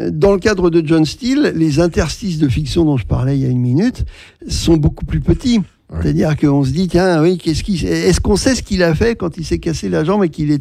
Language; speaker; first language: French; native; French